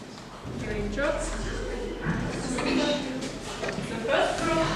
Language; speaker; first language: English; non-native, learner; Kazakh